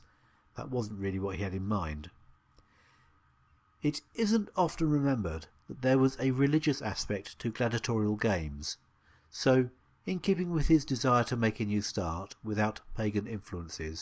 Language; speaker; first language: English; native; English